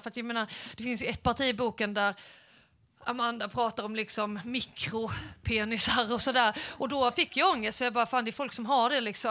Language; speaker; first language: Swedish; native; Swedish